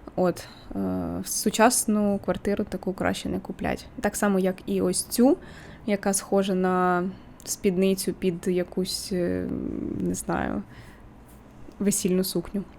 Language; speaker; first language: Ukrainian; native; Ukrainian